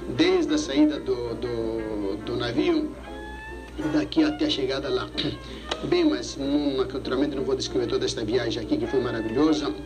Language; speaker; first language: Portuguese; early bilingual, other home language; Greek